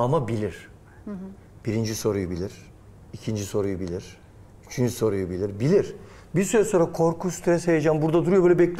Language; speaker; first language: Turkish; native; Turkish